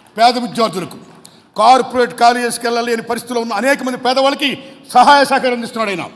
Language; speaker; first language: Telugu; native; Telugu